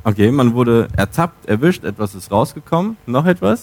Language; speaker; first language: German; native; German